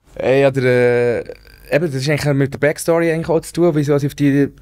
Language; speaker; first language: German; native; German